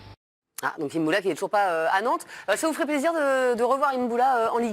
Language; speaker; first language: French; native; French